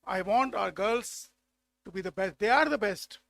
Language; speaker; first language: English; non-native, local second language; Marathi